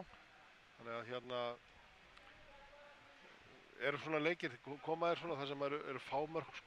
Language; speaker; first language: Icelandic; native; Icelandic